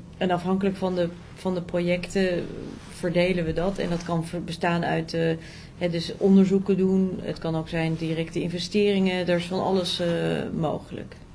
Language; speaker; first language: Dutch; native; Dutch